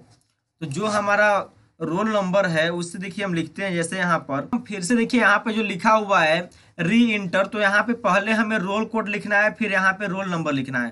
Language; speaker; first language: Hindi; native; Hindi